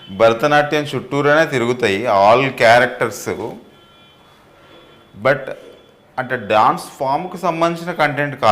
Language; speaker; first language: Telugu; native; Telugu